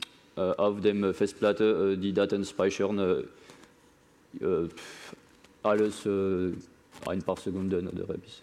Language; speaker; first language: German; non-native, learner; French